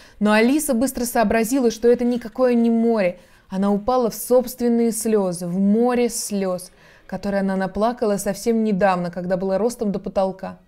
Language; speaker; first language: Russian; native; Russian